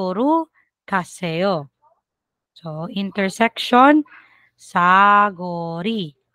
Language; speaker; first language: Korean; non-native, fluent; Filipino